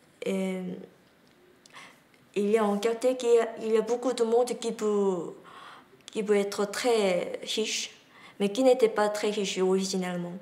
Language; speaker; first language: French; non-native, learner; Korean